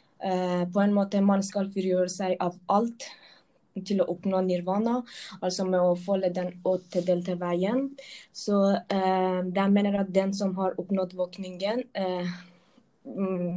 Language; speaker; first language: Norwegian; non-native, local second language; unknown